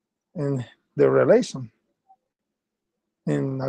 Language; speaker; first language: English; non-native, learner; Spanish